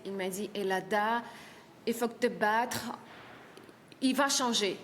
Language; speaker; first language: French; non-native, learner; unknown